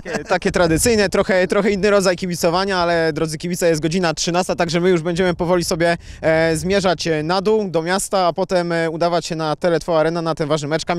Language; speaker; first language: Polish; native; Polish